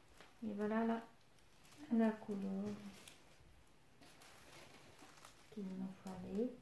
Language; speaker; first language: French; non-native, fluent; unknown